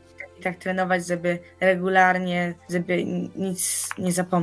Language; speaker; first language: Polish; early bilingual, heritage; Polish